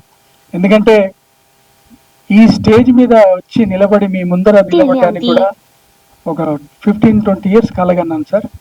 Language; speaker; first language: Telugu; native; Telugu